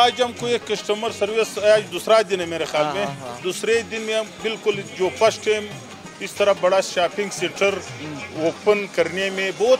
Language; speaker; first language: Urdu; non-native, local second language; Pashto